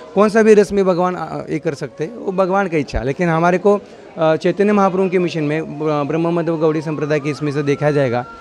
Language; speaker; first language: Hindi; non-native, local second language; Marathi